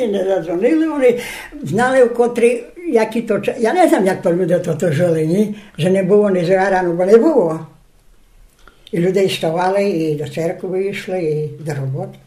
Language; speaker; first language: Polish; non-native, local second language; Rusyn